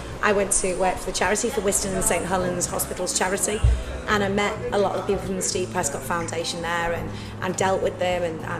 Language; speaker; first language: English; native; English